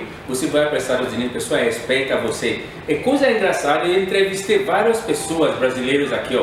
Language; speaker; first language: Portuguese; non-native, fluent; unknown